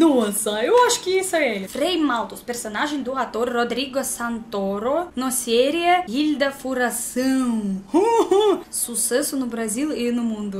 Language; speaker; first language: Portuguese; non-native, learner; Russian